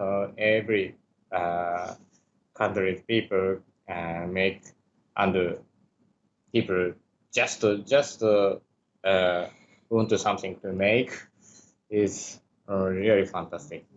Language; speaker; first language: English; non-native, learner; Japanese